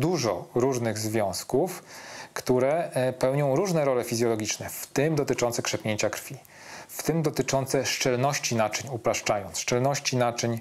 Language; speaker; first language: Polish; native; Polish